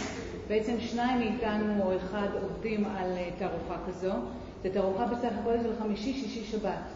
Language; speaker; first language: Hebrew; native; Hebrew